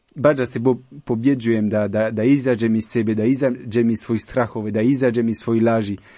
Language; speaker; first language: Croatian; non-native, learner; French